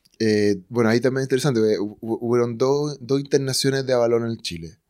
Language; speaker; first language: Spanish; native; Spanish